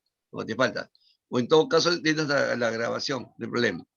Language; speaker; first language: Spanish; native; Spanish